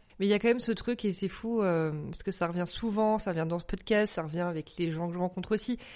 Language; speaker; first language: French; native; French